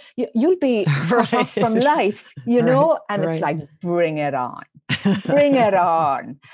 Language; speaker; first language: English; native; English